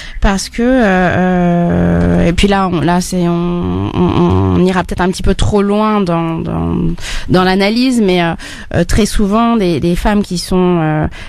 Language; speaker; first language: French; native; French